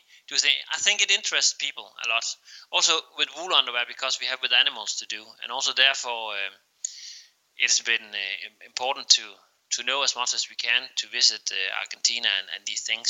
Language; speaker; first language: English; non-native, fluent; Danish